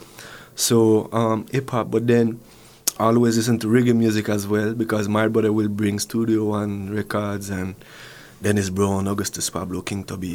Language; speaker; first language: English; non-native, fluent; French